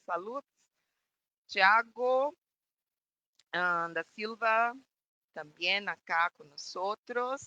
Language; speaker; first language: Spanish; non-native, fluent; Portuguese